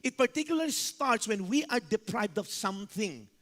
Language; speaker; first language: English; non-native, local second language; Filipino